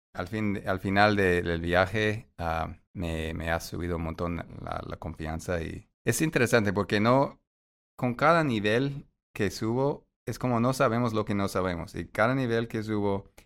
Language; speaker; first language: Spanish; non-native, fluent; English